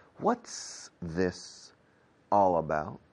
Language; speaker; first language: English; non-native, fluent; Spanish